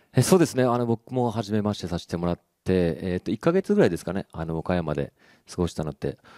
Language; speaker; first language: Japanese; native; Japanese